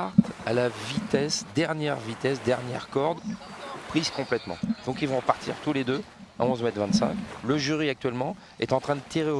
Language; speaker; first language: French; native; French